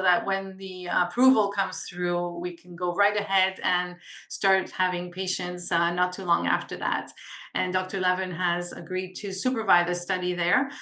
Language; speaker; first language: English; non-native, local second language; French